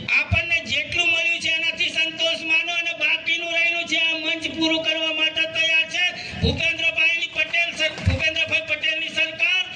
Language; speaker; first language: Gujarati; non-native, local second language; Rathawi